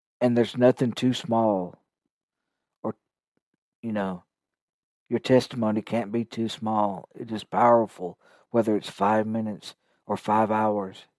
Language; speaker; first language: English; native; English